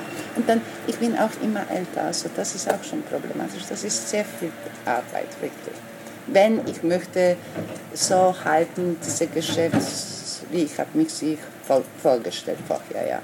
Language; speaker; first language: German; non-native, learner; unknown